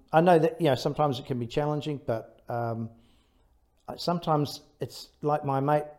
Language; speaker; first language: English; native; English